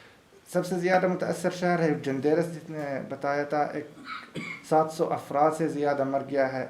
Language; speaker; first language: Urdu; non-native, learner; Arabic